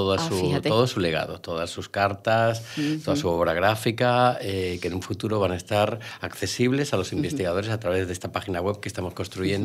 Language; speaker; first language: Spanish; native; Spanish